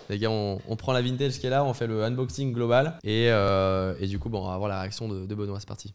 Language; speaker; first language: French; native; French